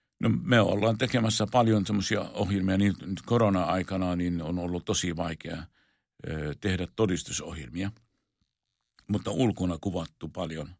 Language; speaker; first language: Finnish; non-native, fluent; Arabic